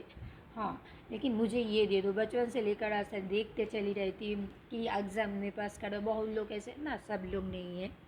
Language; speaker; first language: Hindi; non-native, local second language; Bangla